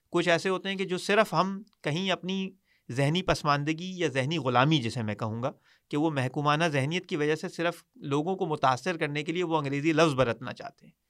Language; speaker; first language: Urdu; native; Urdu